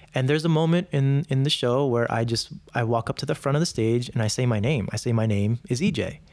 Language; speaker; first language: English; native; English